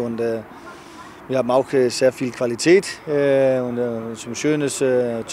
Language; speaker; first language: German; non-native, fluent; Danish